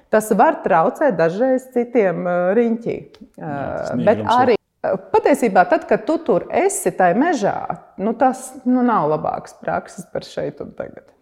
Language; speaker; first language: Latvian; native; Latvian